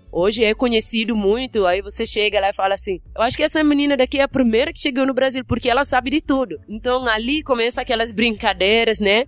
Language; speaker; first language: Portuguese; non-native, fluent; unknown